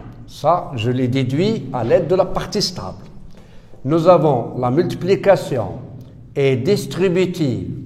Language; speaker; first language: French; non-native, local second language; Arabic